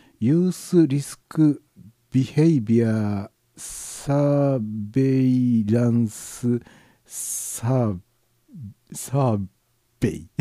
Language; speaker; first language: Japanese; native; Japanese